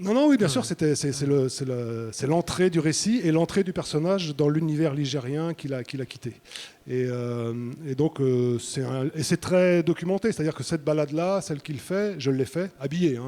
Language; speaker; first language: French; native; French